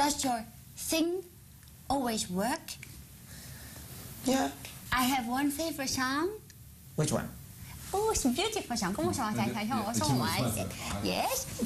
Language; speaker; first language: English; non-native, learner; Dutch